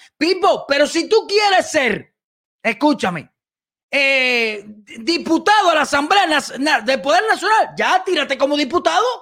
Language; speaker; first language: Spanish; native; Spanish